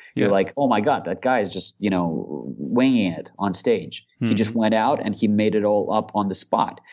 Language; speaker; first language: English; non-native, fluent; Russian